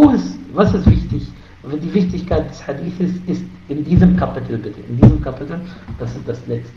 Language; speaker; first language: German; non-native, fluent; Arabic